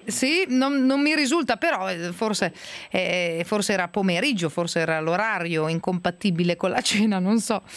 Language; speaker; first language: Italian; native; Italian